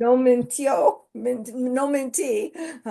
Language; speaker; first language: Spanish; non-native, learner; English